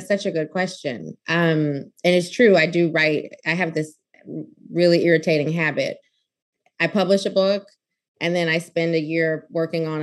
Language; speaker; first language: English; native; English